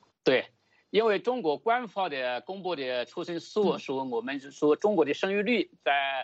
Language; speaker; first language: Chinese; native; Chinese